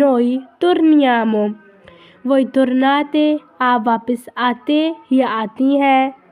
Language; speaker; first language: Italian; non-native, fluent; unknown